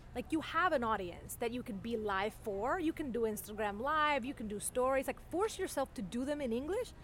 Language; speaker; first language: English; non-native, fluent; Spanish